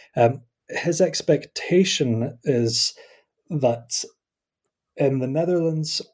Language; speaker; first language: English; native; English